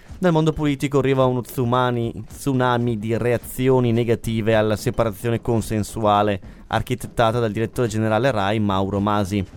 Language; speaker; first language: Italian; native; Italian